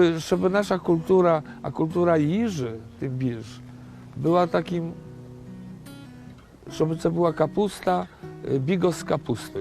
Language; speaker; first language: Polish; non-native, learner; Ukrainian